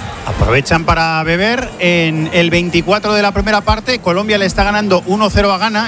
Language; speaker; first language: Spanish; native; Spanish